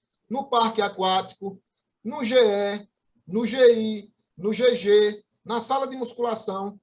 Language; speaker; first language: Portuguese; native; Portuguese